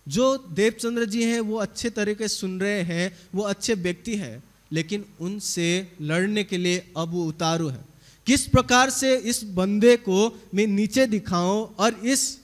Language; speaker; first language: Hindi; native; Hindi